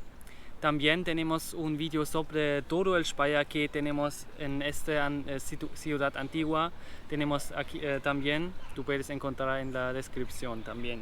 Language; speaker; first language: Spanish; non-native, learner; German